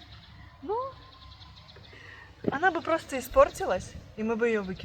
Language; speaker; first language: Russian; native; Russian